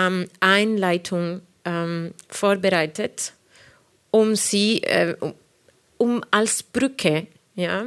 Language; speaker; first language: German; non-native, fluent; Spanish